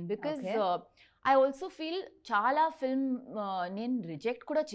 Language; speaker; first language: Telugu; non-native, learner; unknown